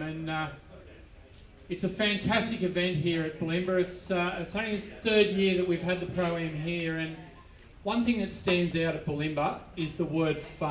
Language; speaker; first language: English; native; English